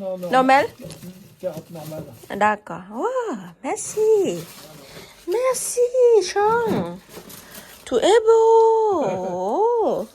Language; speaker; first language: French; non-native, learner; Thai